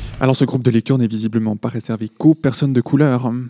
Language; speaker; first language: French; native; French